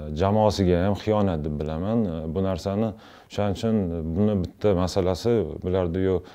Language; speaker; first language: Uzbek; non-native, local second language; Russian